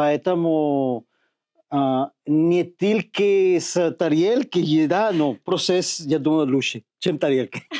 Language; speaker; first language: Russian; non-native, learner; Spanish